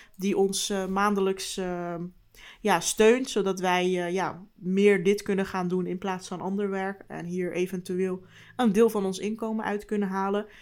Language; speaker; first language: Dutch; early bilingual, other home language; Turkish